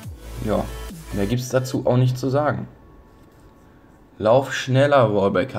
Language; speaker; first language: German; native; German